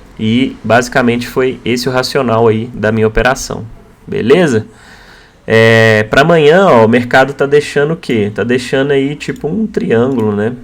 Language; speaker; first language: Portuguese; native; Portuguese